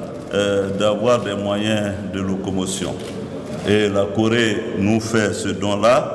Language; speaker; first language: French; native; French